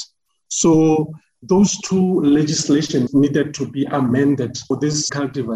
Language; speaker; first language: English; non-native, local second language; Northern Sotho